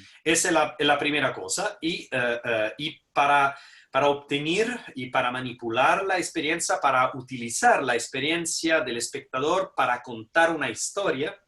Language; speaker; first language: Spanish; non-native, fluent; Italian